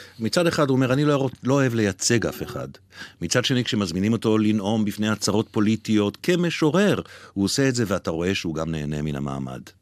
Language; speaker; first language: Hebrew; native; Hebrew